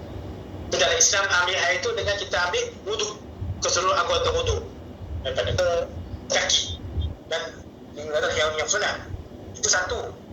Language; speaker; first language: Malay; native; Malay